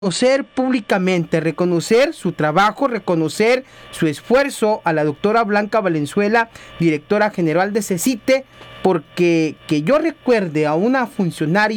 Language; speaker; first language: Spanish; native; Spanish